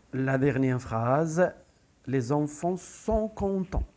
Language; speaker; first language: French; non-native, local second language; Arabic